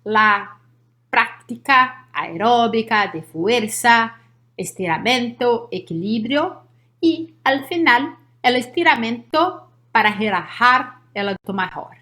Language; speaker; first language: Spanish; non-native, learner; Portuguese